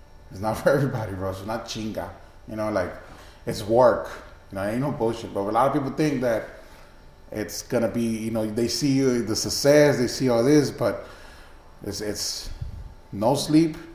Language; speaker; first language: English; early bilingual, other home language; Spanish